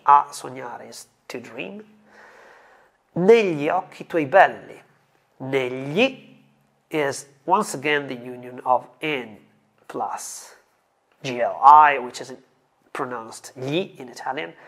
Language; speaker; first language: English; non-native, fluent; Italian